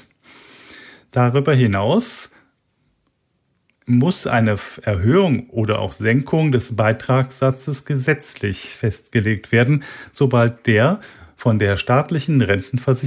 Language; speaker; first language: German; native; German